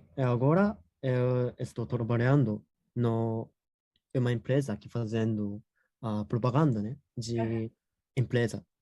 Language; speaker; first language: Portuguese; non-native, learner; Japanese